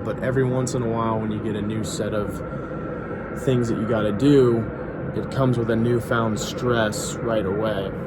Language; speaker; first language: English; native; English